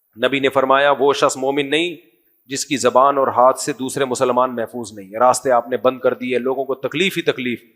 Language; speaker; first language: Urdu; native; Urdu